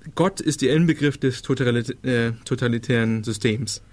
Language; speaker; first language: German; non-native, fluent; Danish